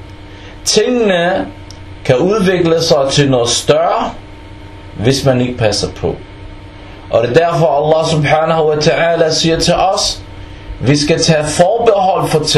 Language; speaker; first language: Danish; early bilingual, other home language; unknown